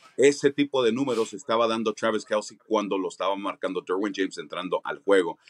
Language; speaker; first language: Spanish; early bilingual, heritage; Spanish